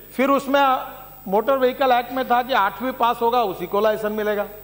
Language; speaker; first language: Hindi; non-native, local second language; Marathi